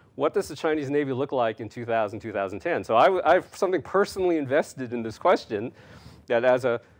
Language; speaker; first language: English; native; English